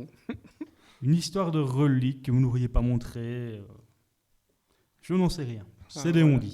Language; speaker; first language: French; native; French